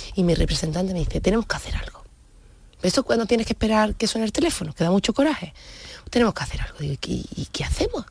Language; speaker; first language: Spanish; native; Spanish